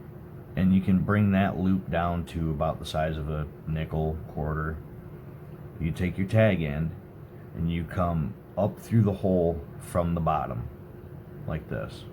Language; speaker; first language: English; native; English